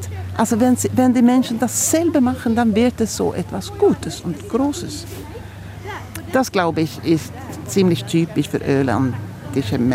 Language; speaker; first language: German; non-native, fluent; Swedish